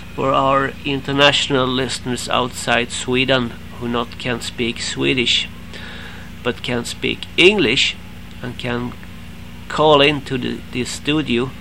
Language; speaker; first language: English; non-native, learner; Swedish